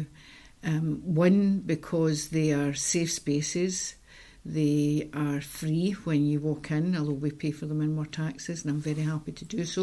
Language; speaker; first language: English; native; English